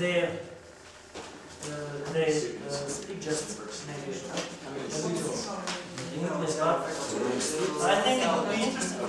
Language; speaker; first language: English; non-native, fluent; Russian